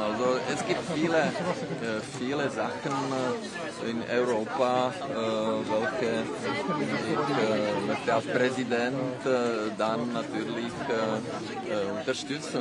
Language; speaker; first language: German; non-native, fluent; Czech